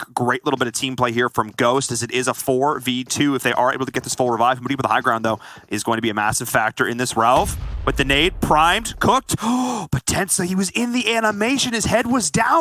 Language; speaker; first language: English; native; English